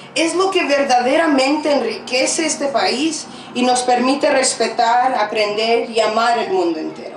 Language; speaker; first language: Spanish; early bilingual, other home language; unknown